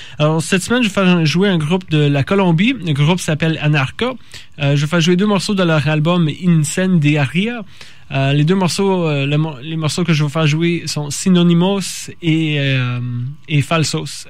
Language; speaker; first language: French; native; French